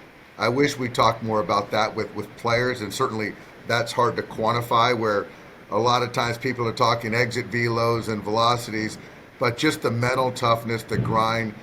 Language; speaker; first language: English; native; English